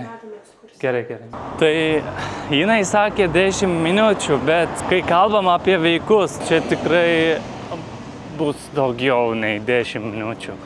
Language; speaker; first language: Lithuanian; non-native, learner; Turkish